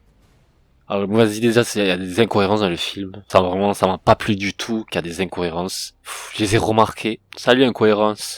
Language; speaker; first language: French; native; French